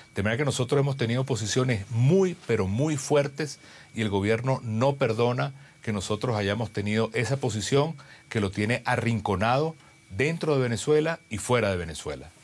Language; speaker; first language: Spanish; native; Spanish